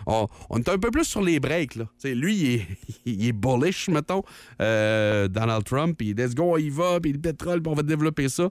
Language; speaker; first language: French; native; French